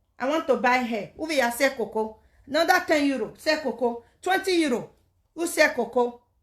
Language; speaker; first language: Nigerian Pidgin; native; Nigerian Pidgin